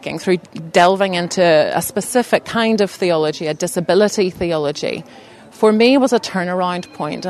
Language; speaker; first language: English; native; English